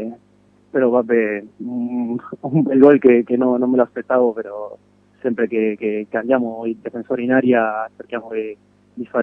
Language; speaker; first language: Italian; non-native, fluent; Spanish